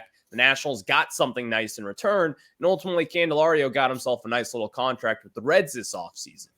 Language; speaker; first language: English; native; English